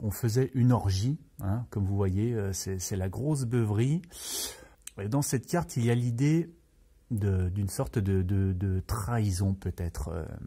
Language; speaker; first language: French; native; French